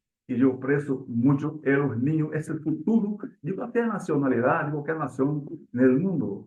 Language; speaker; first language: Spanish; non-native, learner; Portuguese